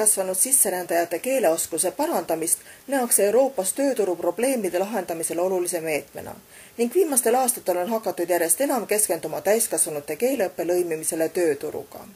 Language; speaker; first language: Estonian; native; Estonian